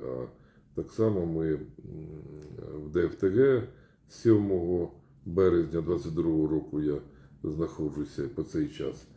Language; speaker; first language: Ukrainian; native; Ukrainian